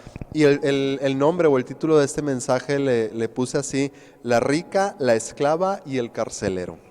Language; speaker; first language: Spanish; native; Spanish